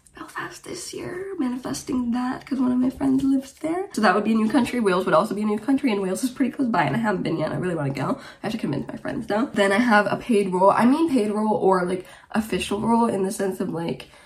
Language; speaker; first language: English; early bilingual, other home language; Romanian